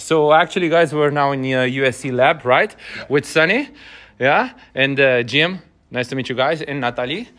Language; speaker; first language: English; non-native, fluent; Romanian